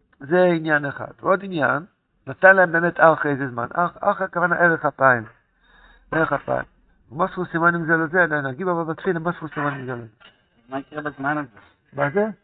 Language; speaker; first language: Hebrew; non-native, fluent; Yiddish